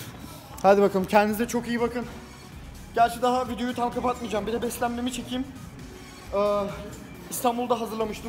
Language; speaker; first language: Turkish; native; Turkish